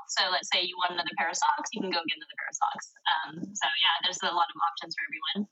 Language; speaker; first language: English; non-native, local second language; Korean